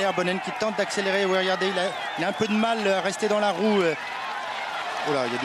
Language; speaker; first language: French; native; French